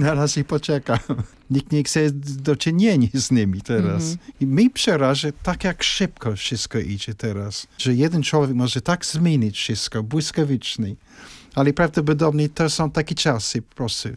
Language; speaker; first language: Polish; non-native, fluent; English